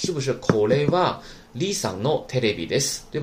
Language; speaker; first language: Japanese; non-native, fluent; Chinese